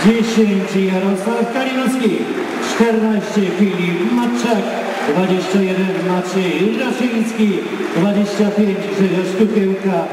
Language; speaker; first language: Polish; native; Polish